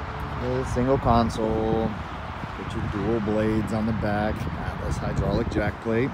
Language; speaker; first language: English; native; English